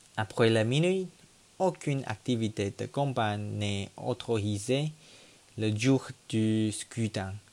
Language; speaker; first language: French; non-native, learner; Chinese